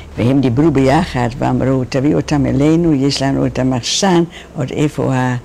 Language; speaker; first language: Hebrew; non-native, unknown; Dutch